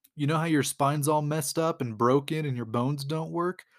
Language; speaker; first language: English; native; English